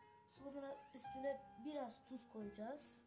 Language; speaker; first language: Turkish; non-native, learner; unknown